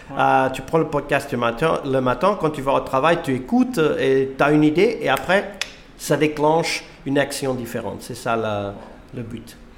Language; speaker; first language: French; non-native, fluent; Portuguese